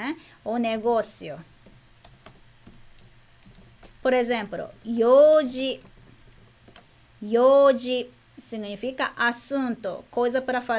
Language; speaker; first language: Portuguese; non-native, fluent; Japanese